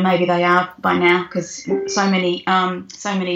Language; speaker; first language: English; native; English